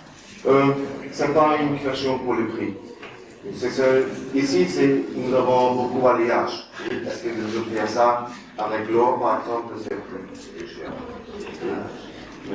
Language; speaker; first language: French; non-native, learner; German